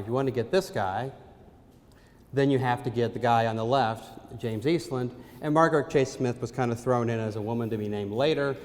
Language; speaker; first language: English; native; English